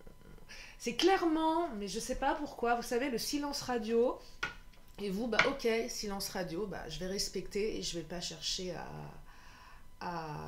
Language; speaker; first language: French; native; French